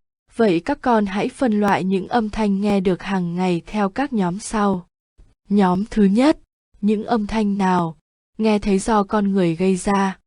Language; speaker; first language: Vietnamese; native; Vietnamese